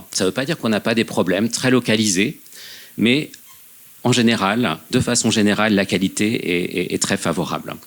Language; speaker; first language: French; native; French